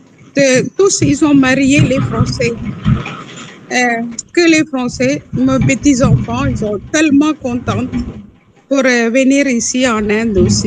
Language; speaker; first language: French; non-native, local second language; Tamil